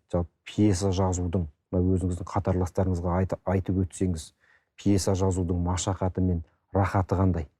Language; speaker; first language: Kazakh; native; Kazakh